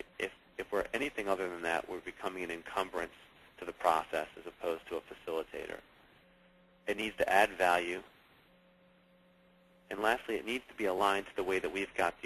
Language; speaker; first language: English; native; English